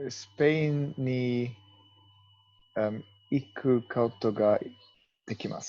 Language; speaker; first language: Japanese; non-native, learner; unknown